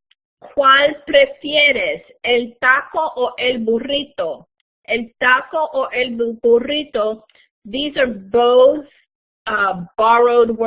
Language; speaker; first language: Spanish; non-native, fluent; English